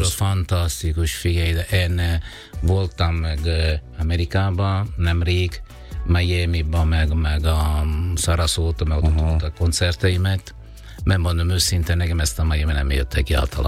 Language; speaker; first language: Hungarian; non-native, fluent; Italian